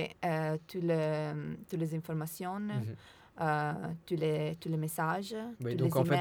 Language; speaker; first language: French; non-native, learner; Italian